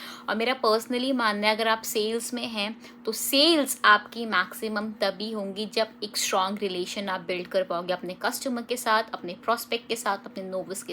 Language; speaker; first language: Hindi; native; Hindi